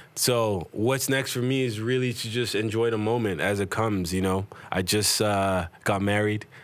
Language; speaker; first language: English; native; English